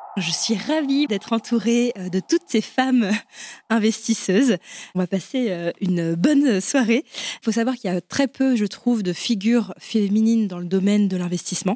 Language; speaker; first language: French; early bilingual, other home language; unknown